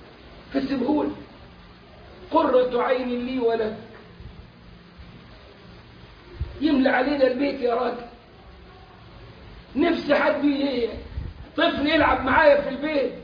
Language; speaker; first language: Arabic; native; Arabic